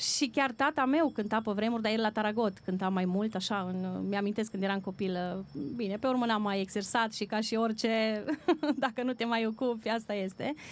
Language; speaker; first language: Romanian; native; Romanian